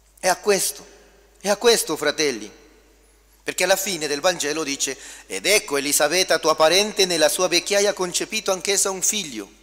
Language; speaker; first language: Italian; non-native, fluent; Spanish